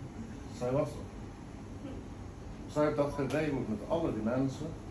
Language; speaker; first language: Dutch; non-native, fluent; Norwegian